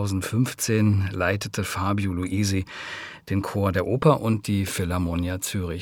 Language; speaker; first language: German; native; German